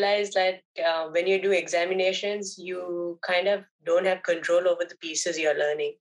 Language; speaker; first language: English; non-native, local second language; Sinhala